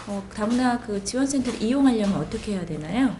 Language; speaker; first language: Korean; native; Korean